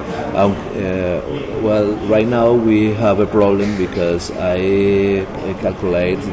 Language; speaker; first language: English; non-native, learner; Spanish